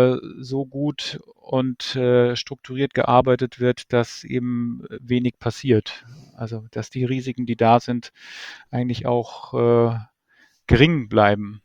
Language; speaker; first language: German; native; German